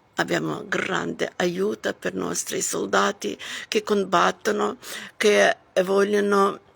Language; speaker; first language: Italian; non-native, learner; Ukrainian